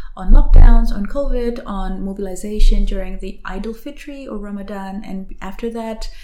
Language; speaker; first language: English; non-native, fluent; Indonesian